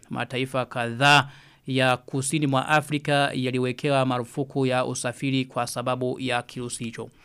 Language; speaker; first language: Swahili; non-native, local second language; Rundi